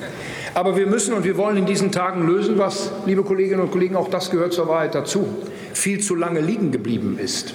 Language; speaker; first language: German; native; German